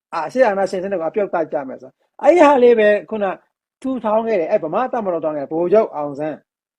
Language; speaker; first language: Burmese; native; Burmese